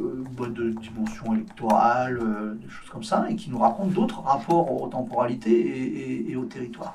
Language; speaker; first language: French; native; French